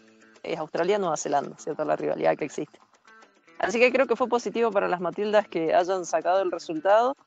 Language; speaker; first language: Spanish; native; Spanish